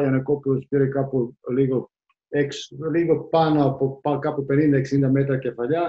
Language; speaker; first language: Greek; non-native, fluent; Serbian